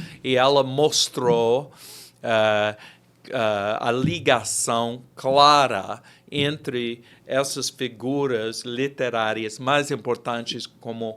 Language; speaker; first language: Portuguese; non-native, fluent; English